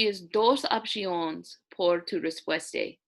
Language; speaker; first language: Spanish; non-native, learner; English